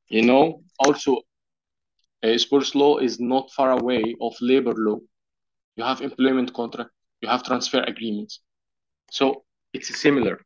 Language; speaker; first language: English; non-native, learner; Arabic